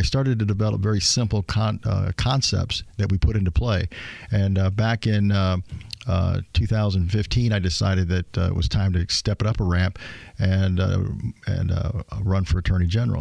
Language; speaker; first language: English; native; English